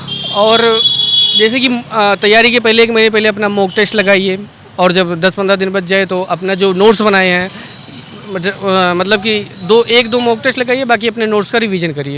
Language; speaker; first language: Hindi; native; Hindi